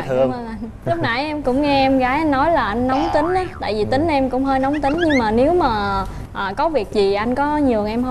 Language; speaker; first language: Vietnamese; native; Vietnamese